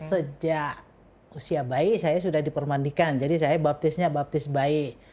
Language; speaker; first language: Indonesian; native; Indonesian